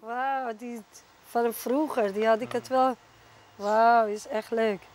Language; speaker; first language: Dutch; non-native, fluent; Persian